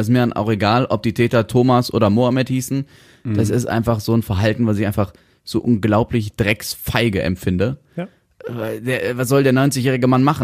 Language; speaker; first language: German; native; German